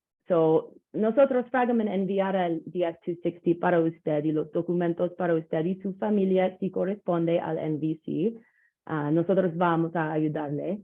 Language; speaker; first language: Spanish; non-native, learner; English